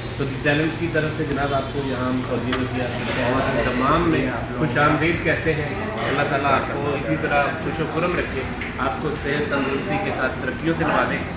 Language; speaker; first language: Urdu; native; Urdu